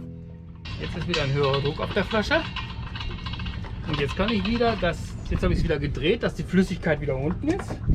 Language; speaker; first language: German; native; German